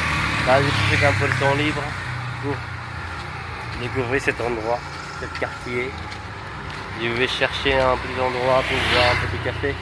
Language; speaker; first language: French; non-native, fluent; Indonesian